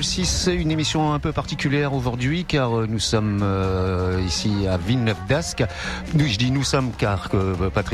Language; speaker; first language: French; native; French